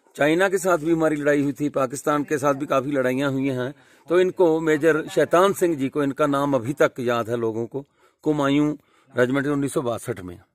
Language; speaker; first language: Hindi; non-native, local second language; Punjabi